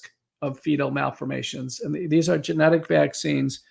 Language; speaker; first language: English; native; English